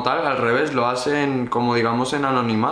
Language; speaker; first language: Spanish; native; Spanish